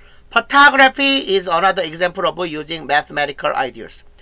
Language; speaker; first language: English; non-native, fluent; Korean